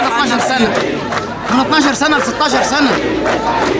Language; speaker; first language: Arabic; native; Arabic